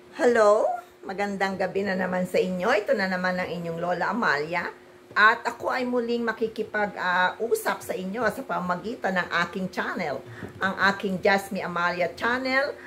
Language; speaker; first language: Filipino; native; Filipino